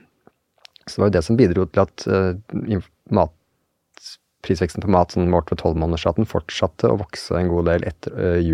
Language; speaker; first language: Norwegian; native; Norwegian